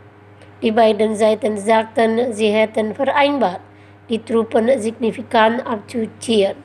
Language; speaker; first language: German; non-native, fluent; Indonesian